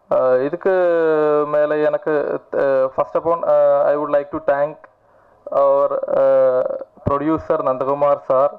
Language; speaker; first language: Tamil; non-native, learner; Malayalam